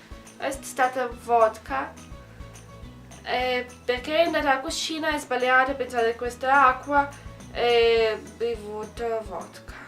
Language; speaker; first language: Italian; non-native, learner; Russian